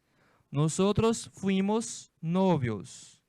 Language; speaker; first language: Spanish; non-native, fluent; Portuguese